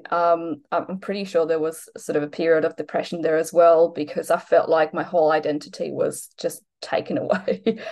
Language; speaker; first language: English; non-native, fluent; Polish